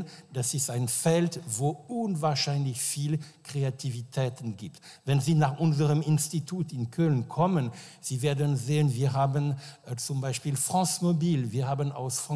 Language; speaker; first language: German; non-native, fluent; French